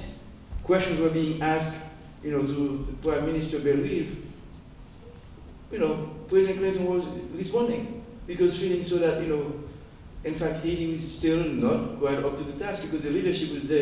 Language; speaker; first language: English; non-native, fluent; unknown